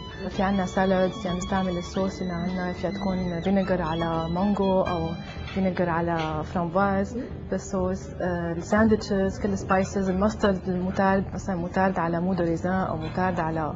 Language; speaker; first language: Arabic; native; Arabic